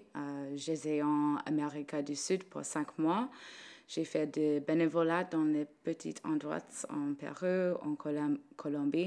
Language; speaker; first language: French; non-native, learner; English